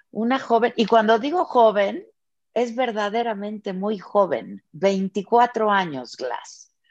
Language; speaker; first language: Spanish; native; Spanish